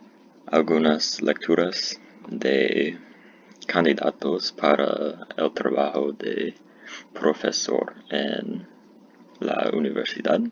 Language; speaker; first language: Spanish; non-native, learner; English